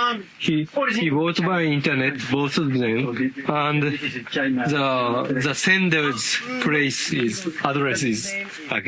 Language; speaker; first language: English; non-native, learner; Japanese